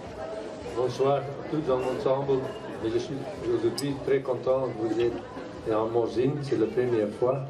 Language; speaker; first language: French; non-native, local second language; Dutch